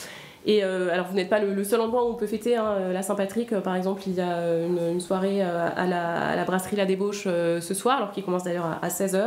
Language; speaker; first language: French; native; French